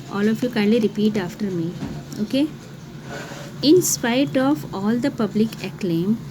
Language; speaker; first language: English; non-native, local second language; Hindi